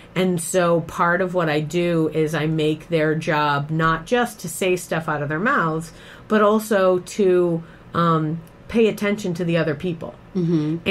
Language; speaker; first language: English; native; English